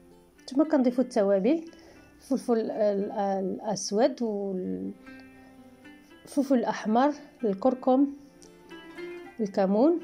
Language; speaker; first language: Arabic; native; Arabic